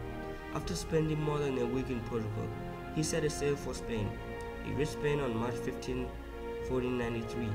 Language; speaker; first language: English; non-native, fluent; Southern Sotho